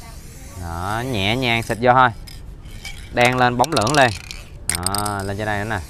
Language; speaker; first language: Vietnamese; native; Vietnamese